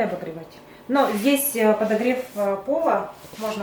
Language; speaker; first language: Russian; native; Russian